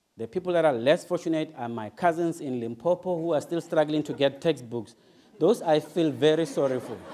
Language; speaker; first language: English; non-native, local second language; Northern Sotho